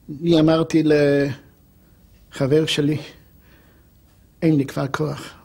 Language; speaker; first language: Hebrew; non-native, fluent; Polish